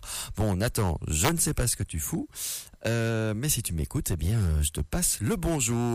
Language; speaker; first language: French; native; French